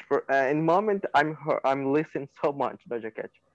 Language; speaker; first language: English; non-native, learner; Portuguese